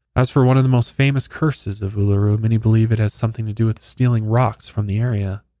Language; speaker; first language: English; native; English